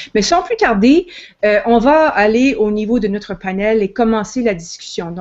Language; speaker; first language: French; native; French